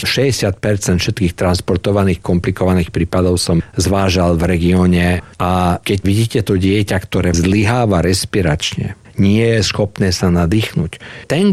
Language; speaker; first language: Slovak; native; Slovak